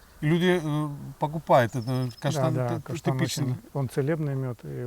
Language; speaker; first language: Russian; native; Russian